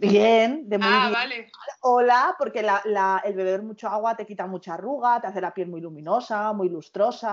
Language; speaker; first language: Spanish; native; Spanish